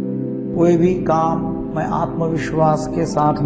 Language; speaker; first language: Hindi; non-native, local second language; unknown